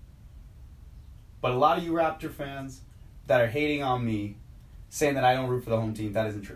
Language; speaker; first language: English; native; English